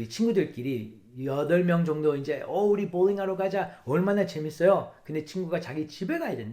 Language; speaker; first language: Korean; early bilingual, heritage; English